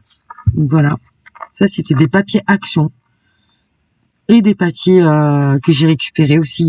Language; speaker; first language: French; native; French